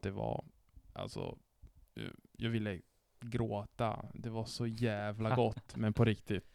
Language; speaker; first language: Swedish; non-native, fluent; Italian